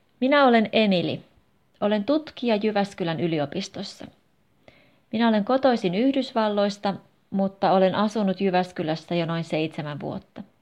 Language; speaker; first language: Finnish; non-native, fluent; English